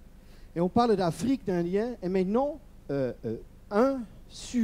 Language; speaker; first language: French; non-native, learner; Dutch